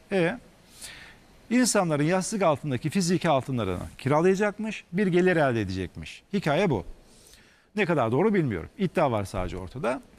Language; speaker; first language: Turkish; native; Turkish